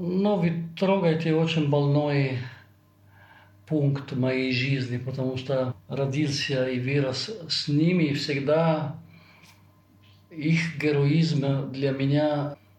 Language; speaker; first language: Russian; non-native, fluent; Italian